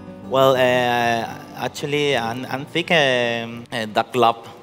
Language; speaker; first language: Vietnamese; non-native, learner; Spanish